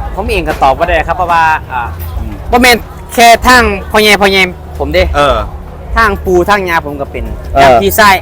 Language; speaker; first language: Thai; native; Thai